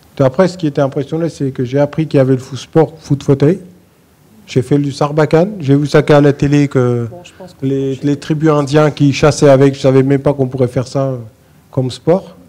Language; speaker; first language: French; non-native, fluent; Armenian